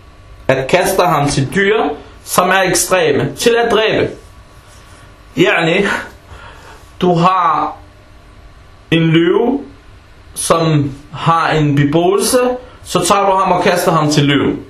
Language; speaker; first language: Danish; non-native, fluent; Arabic